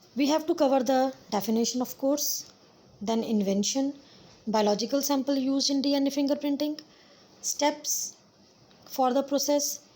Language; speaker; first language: English; non-native, local second language; Punjabi